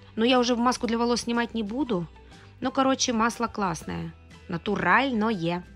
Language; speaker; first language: Russian; native; Russian